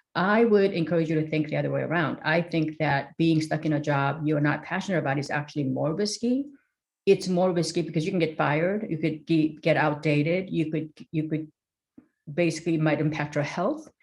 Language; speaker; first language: English; early bilingual, other home language; Korean